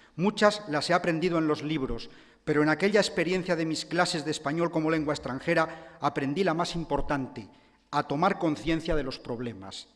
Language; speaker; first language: Spanish; native; Spanish